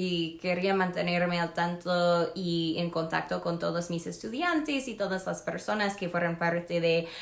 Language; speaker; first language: Spanish; non-native, fluent; English